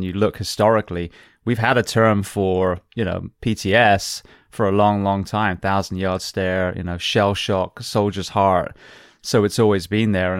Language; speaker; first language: English; native; English